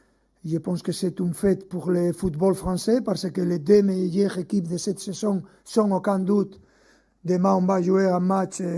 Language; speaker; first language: French; non-native, fluent; Spanish